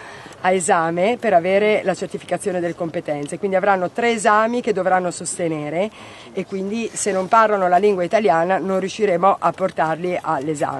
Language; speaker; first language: Italian; native; Italian